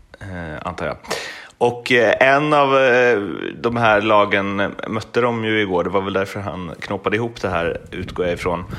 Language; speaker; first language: Swedish; native; Swedish